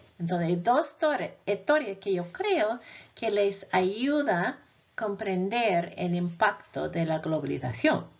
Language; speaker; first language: Spanish; non-native, fluent; English